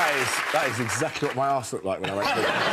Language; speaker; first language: English; native; English